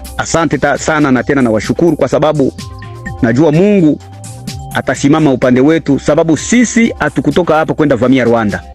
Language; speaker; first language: Swahili; native; Swahili